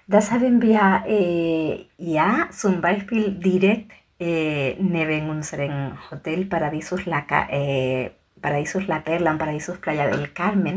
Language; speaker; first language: German; non-native, fluent; Spanish